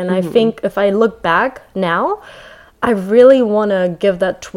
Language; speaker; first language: English; non-native, fluent; German